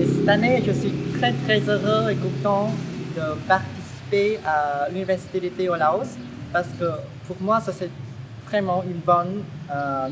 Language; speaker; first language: French; non-native, learner; Vietnamese